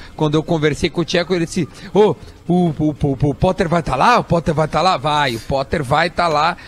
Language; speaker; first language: Portuguese; native; Portuguese